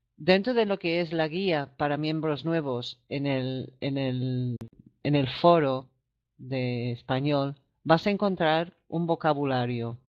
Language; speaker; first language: Spanish; non-native, fluent; English